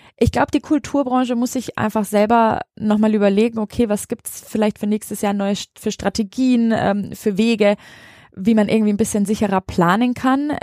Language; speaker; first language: German; native; German